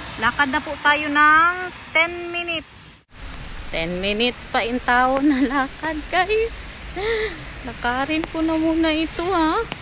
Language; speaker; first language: Filipino; non-native, local second language; Cebuano